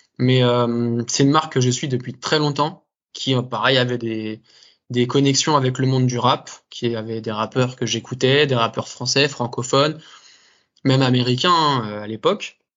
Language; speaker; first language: French; native; French